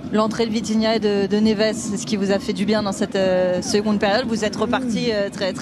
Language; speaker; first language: French; native; French